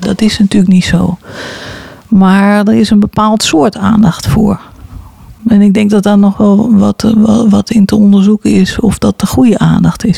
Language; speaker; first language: Dutch; native; Dutch